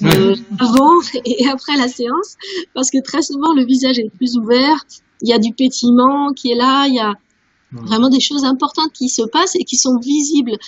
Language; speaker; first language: French; native; French